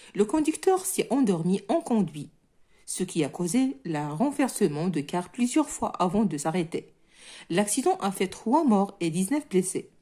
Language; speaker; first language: French; non-native, local second language; Arabic